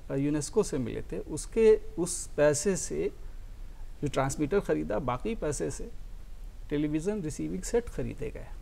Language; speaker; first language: Hindi; native; Hindi